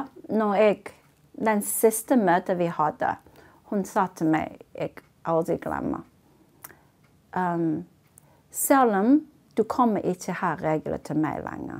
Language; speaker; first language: Norwegian; non-native, fluent; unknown